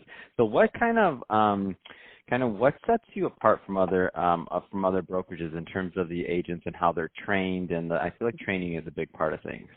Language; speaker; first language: English; native; English